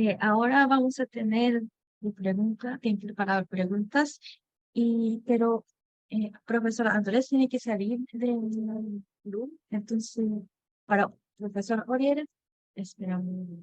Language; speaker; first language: Spanish; non-native, learner; Japanese